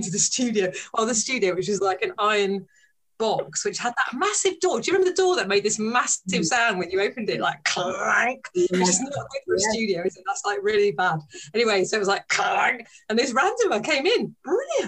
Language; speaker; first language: English; native; English